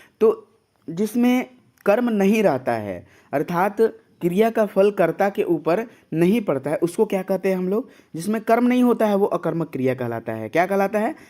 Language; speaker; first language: Hindi; native; Hindi